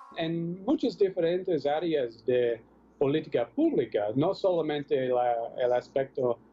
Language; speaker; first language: Spanish; non-native, fluent; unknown